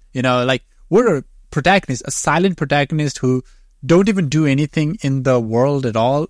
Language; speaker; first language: English; non-native, fluent; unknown